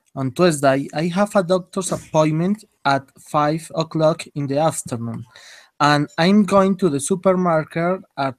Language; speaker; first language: English; non-native, learner; Spanish